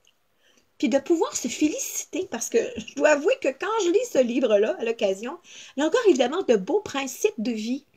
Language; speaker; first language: French; native; French